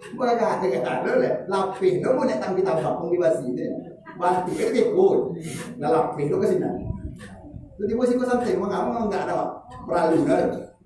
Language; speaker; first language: Indonesian; non-native, local second language; Minangkabau